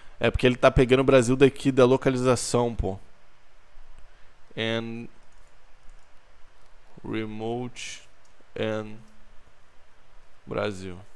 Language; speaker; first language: Portuguese; native; Portuguese